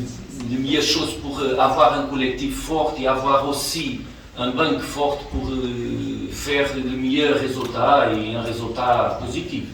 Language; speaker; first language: French; non-native, fluent; Portuguese